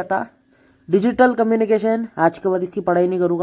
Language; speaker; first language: Hindi; non-native, local second language; Marathi